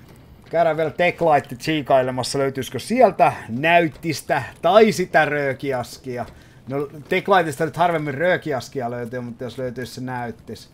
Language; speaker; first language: Finnish; native; Finnish